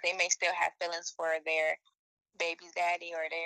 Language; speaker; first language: English; native; English